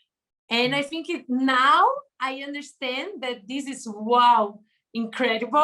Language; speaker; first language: English; non-native, learner; Portuguese